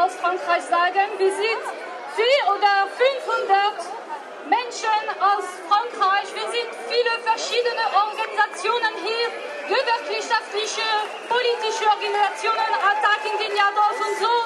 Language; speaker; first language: German; non-native, learner; French